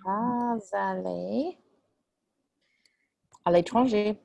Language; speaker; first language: French; non-native, fluent; English